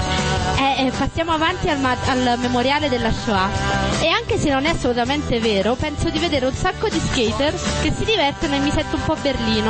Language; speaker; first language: Italian; native; Italian